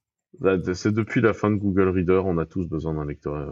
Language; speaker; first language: French; native; French